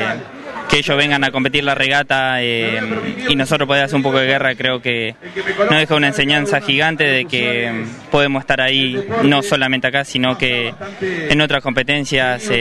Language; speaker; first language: Spanish; native; Spanish